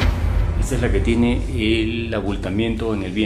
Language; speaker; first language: Spanish; native; Spanish